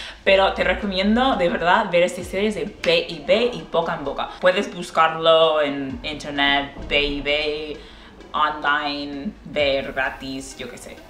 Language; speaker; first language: Spanish; non-native, fluent; English